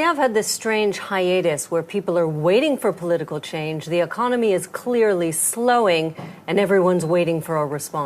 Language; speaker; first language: English; native; English